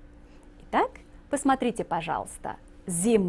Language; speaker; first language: Russian; non-native, fluent; English